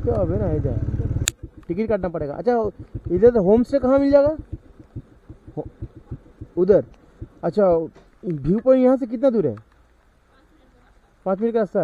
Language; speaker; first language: Hindi; non-native, local second language; Bangla